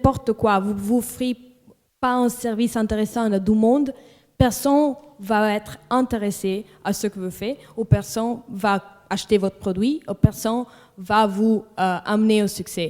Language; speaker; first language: French; non-native, local second language; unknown